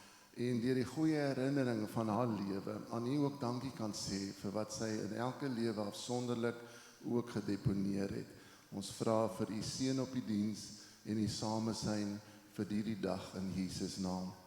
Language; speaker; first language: Afrikaans; native; Afrikaans